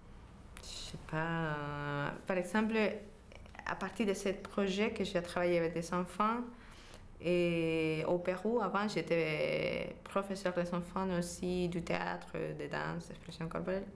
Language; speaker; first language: French; non-native, fluent; Spanish